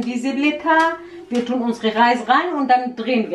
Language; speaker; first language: German; non-native, learner; Central Kurdish